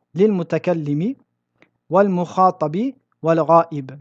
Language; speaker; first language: Arabic; non-native, fluent; French